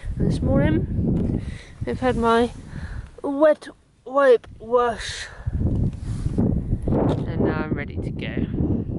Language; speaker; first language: English; native; English